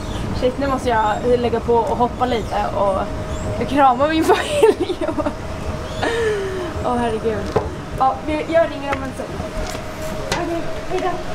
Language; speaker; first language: Swedish; native; Swedish